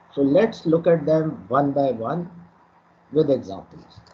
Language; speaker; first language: English; non-native, local second language; Urdu